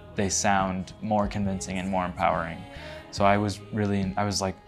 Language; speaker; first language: English; native; English